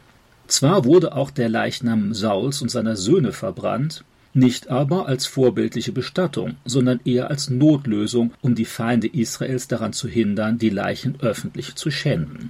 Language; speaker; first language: German; native; German